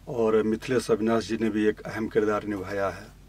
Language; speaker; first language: Hindi; native; Hindi